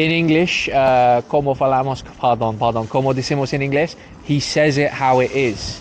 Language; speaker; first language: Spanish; non-native, learner; English